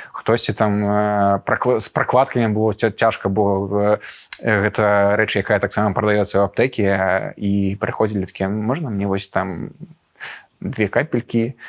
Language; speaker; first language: Belarusian; non-native, local second language; Russian